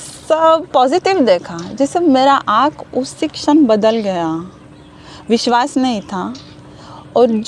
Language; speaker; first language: Hindi; non-native, learner; Hebrew